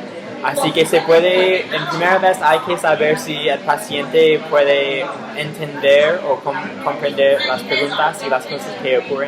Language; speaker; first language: Spanish; non-native, fluent; English